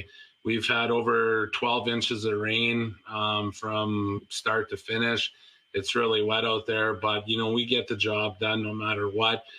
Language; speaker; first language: English; native; English